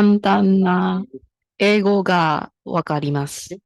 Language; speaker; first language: Japanese; non-native, learner; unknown